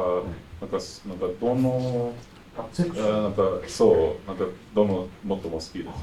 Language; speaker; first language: Japanese; non-native, fluent; English